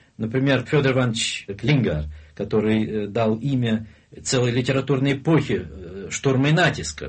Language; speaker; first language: Russian; non-native, local second language; German